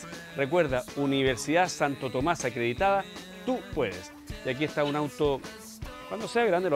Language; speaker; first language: Spanish; native; Spanish